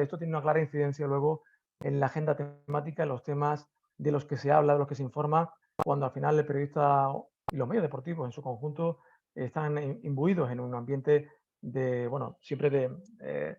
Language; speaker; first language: Spanish; native; Spanish